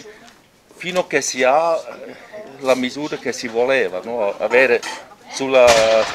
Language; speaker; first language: Italian; non-native, local second language; German